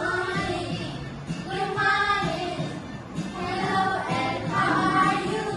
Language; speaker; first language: English; non-native, learner; Malay